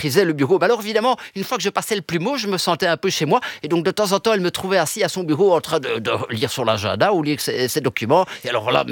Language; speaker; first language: French; early bilingual, other home language; Italian